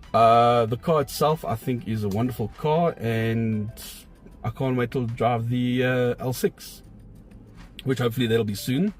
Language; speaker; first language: English; native; English